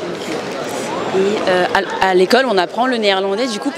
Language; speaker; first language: French; native; French